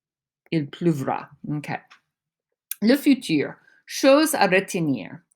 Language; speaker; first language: French; non-native, fluent; English